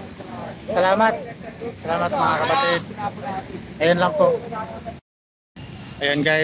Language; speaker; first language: Filipino; native; Filipino